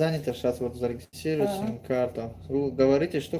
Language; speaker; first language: Russian; non-native, fluent; Tajik